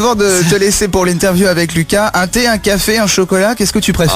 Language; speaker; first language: French; native; French